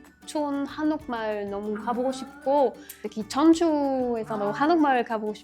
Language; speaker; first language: Korean; non-native, learner; French